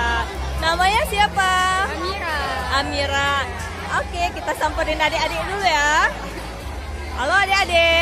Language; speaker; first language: Indonesian; native; Indonesian